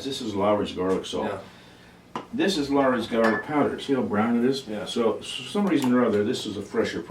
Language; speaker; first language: English; native; English